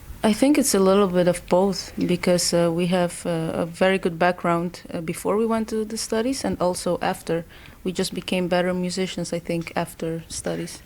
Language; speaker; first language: English; native; English